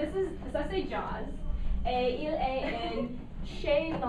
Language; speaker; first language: French; non-native, learner; English